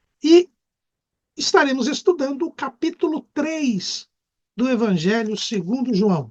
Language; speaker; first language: Portuguese; native; Portuguese